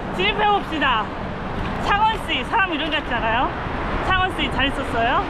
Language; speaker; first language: Korean; non-native, fluent; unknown